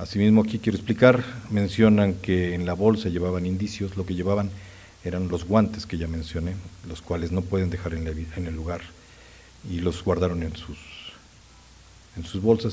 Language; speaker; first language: Spanish; native; Spanish